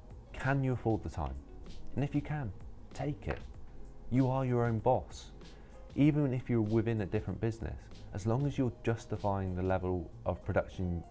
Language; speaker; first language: English; native; English